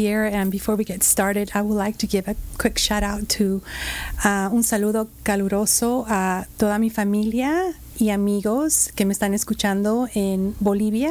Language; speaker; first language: English; non-native, fluent; Spanish